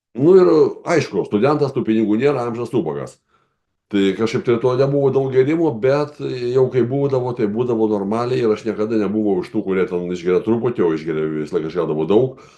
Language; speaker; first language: Lithuanian; native; Lithuanian